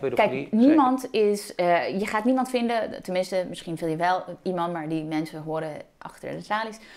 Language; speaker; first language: Dutch; non-native, fluent; English